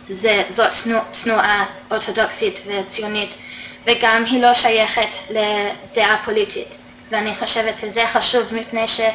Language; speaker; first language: Hebrew; non-native, fluent; English